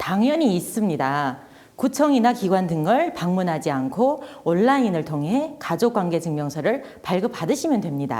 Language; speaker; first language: Korean; non-native, fluent; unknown